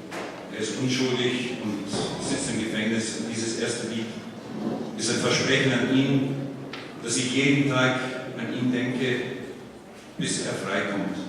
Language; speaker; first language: German; non-native, fluent; English